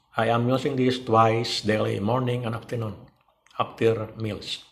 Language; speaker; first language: English; non-native, local second language; Cebuano